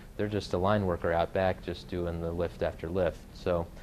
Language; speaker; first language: English; native; English